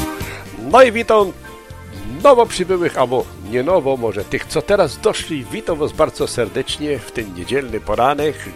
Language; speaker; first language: Polish; early bilingual, heritage; Polish